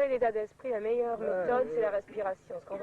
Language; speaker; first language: French; native; French